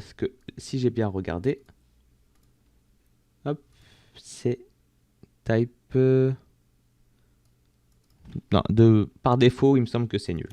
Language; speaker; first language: French; native; French